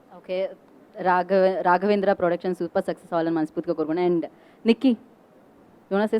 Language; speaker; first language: Telugu; native; Telugu